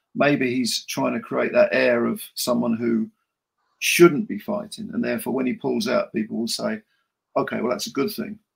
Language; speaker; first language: English; native; English